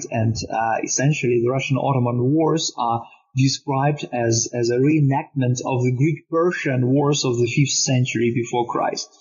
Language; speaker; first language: English; non-native, fluent; Romanian